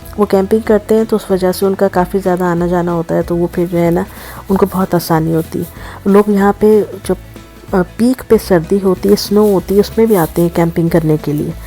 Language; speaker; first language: Urdu; native; Urdu